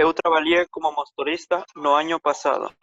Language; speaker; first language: Portuguese; non-native, learner; Spanish